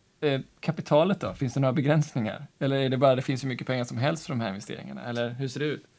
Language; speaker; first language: Swedish; native; Swedish